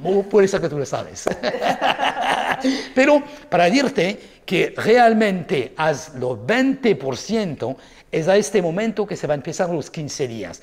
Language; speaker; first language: Spanish; non-native, learner; French